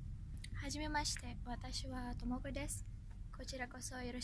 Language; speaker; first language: Japanese; non-native, learner; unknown